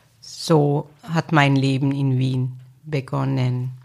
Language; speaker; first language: German; non-native, fluent; Turkish